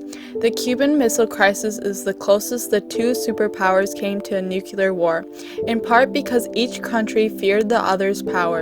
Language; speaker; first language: English; native; English